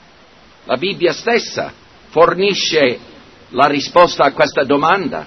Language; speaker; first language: Italian; non-native, fluent; English